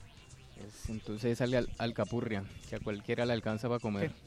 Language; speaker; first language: Spanish; native; Spanish